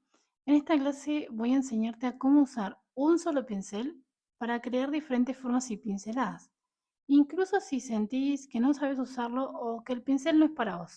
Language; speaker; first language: Spanish; native; Spanish